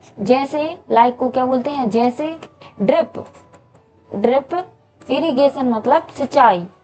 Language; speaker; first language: Hindi; native; Hindi